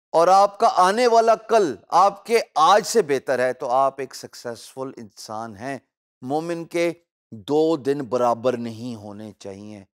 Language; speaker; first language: Urdu; native; Urdu